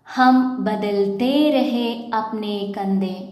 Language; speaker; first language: Hindi; non-native, local second language; Malayalam